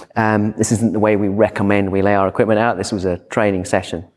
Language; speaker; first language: English; native; English